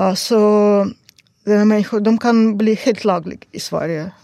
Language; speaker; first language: Swedish; non-native, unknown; Russian